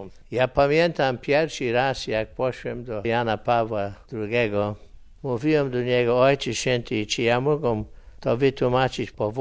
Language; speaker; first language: Polish; early bilingual, heritage; English